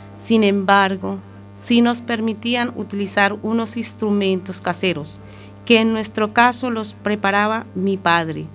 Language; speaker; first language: Spanish; native; Spanish